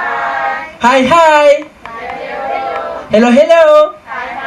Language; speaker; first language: English; non-native, local second language; Malay